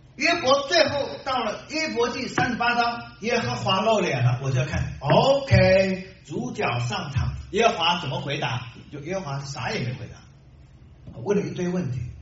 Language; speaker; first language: Chinese; native; Chinese